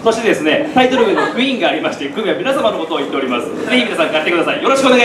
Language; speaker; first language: Japanese; native; Japanese